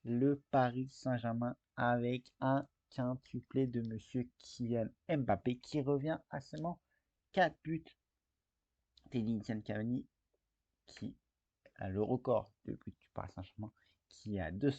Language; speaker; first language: French; native; French